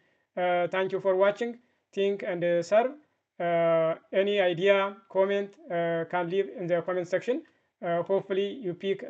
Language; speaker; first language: English; non-native, fluent; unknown